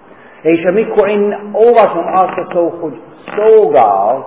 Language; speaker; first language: Hungarian; non-native, fluent; English